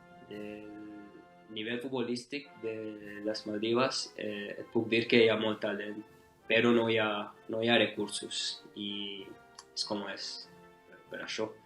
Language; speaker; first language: Catalan; non-native, fluent; Divehi